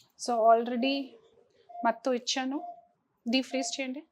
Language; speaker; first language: Telugu; non-native, local second language; Hindi